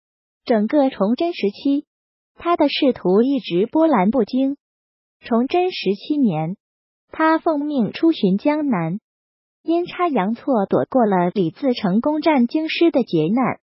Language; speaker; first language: Chinese; native; Chinese